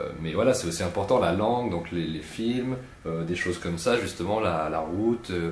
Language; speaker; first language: French; native; French